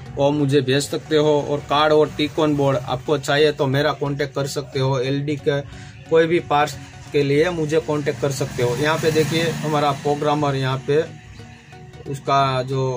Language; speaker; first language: Hindi; non-native, local second language; Gujarati